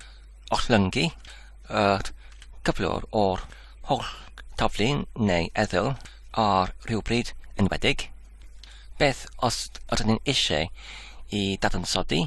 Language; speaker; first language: Welsh; non-native, learner; Polish